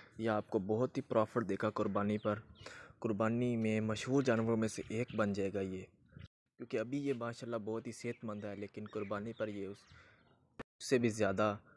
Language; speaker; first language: Urdu; non-native, local second language; Punjabi